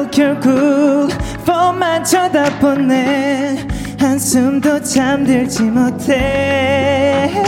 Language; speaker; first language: Korean; native; Korean